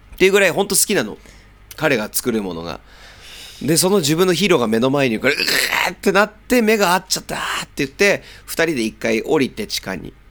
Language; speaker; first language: Japanese; native; Japanese